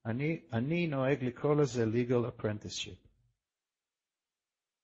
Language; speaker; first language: Hebrew; non-native, fluent; English